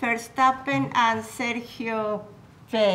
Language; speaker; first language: English; non-native, learner; Spanish